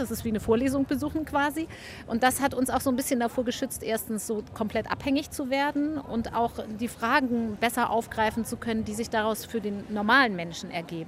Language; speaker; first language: German; native; German